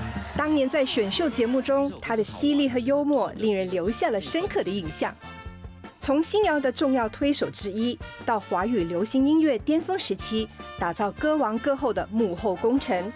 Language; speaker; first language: Chinese; native; Chinese